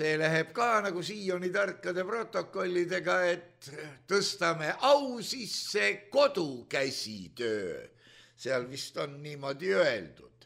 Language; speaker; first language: Estonian; native; Estonian